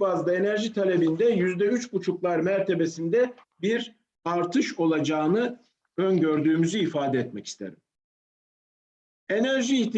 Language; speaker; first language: Turkish; native; Turkish